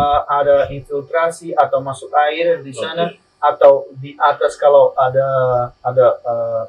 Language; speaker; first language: Indonesian; non-native, learner; Spanish